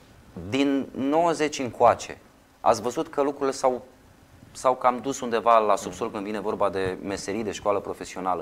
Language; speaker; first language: Romanian; native; Romanian